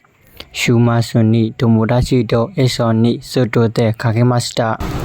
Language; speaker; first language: Japanese; non-native, learner; Burmese